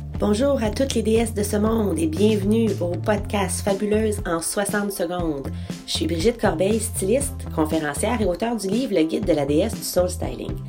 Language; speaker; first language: French; native; French